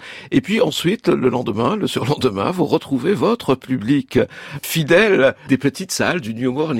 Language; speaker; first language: French; native; French